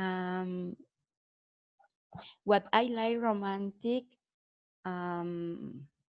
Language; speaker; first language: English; non-native, learner; Spanish